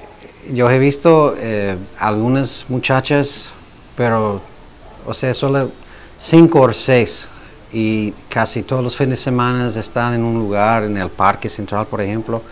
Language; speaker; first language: Spanish; non-native, learner; English